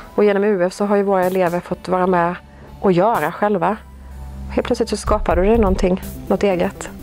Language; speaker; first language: Swedish; native; Swedish